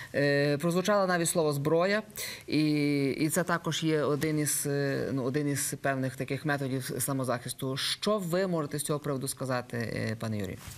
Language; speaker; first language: Ukrainian; native; Ukrainian